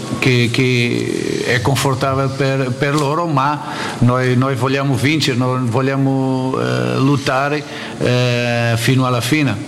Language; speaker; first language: Italian; non-native, fluent; Portuguese